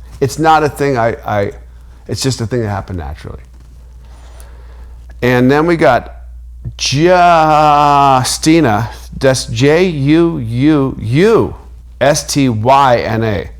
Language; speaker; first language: English; native; English